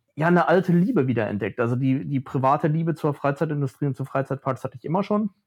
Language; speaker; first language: German; native; German